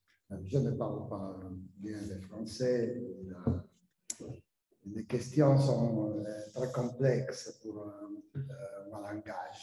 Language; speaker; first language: French; non-native, learner; Italian